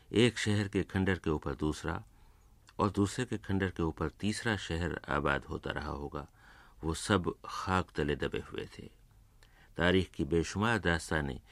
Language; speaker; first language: Urdu; native; Urdu